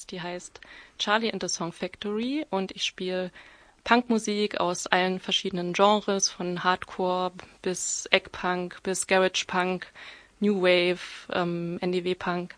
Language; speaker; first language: German; native; German